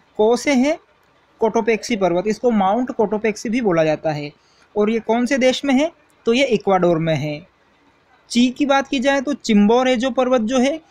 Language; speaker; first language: Hindi; native; Hindi